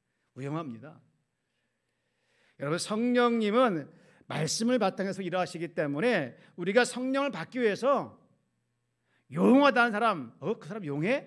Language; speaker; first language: Korean; native; Korean